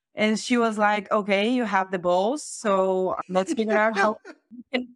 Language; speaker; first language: English; non-native, fluent; Bulgarian